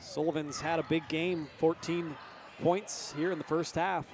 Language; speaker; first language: English; native; English